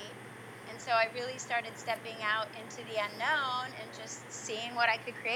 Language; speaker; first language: English; native; English